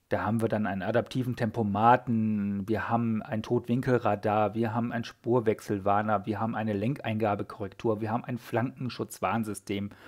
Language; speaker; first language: German; native; German